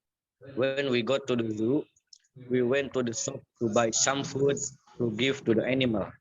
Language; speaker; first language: English; non-native, learner; Indonesian